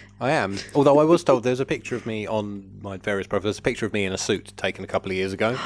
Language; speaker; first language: English; native; English